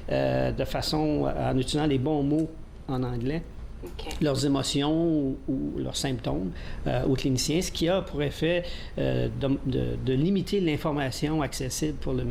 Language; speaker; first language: French; native; French